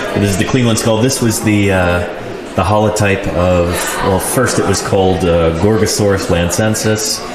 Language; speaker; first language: English; native; English